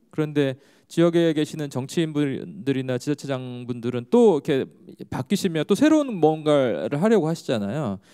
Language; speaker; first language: Korean; native; Korean